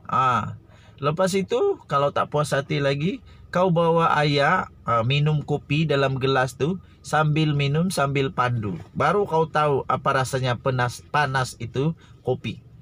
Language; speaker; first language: Malay; native; Malay